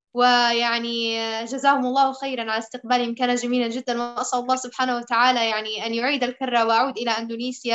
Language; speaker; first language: Arabic; native; Arabic